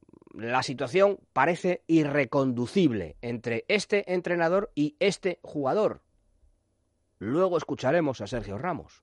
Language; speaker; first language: Spanish; native; Spanish